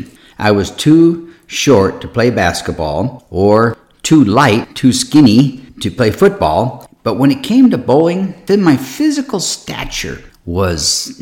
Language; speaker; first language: English; native; English